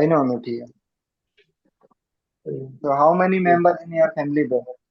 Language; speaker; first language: English; non-native, learner; Hindi